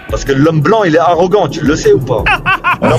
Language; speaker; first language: French; early bilingual, other home language; Turkish